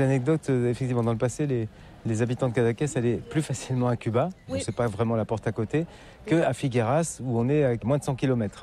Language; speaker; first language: French; native; French